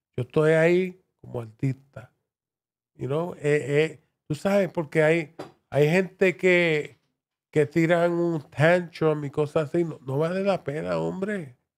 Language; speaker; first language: Spanish; early bilingual, heritage; Spanish